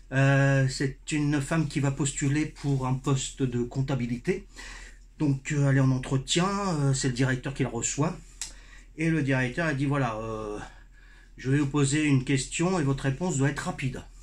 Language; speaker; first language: French; native; French